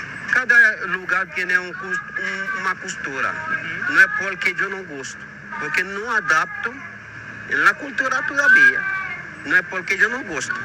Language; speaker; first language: Spanish; non-native, learner; Haitian Creole